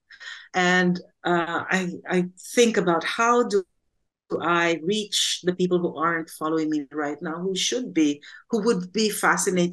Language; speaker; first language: English; non-native, local second language; Filipino